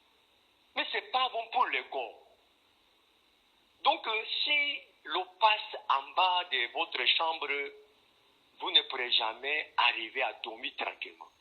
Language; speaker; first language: French; non-native, fluent; Korean